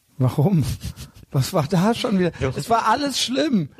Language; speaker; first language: German; native; German